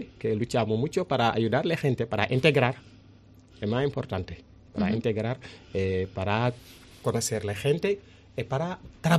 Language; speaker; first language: Spanish; non-native, learner; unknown